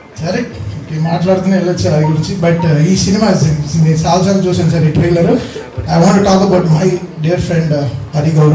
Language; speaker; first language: Telugu; native; Telugu